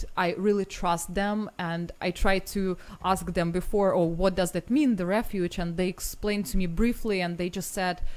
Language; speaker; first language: English; non-native, fluent; Russian